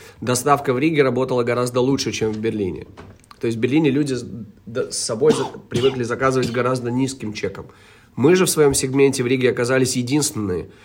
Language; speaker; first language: Russian; early bilingual, heritage; Russian